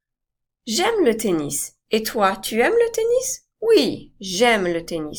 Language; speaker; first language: French; non-native, fluent; English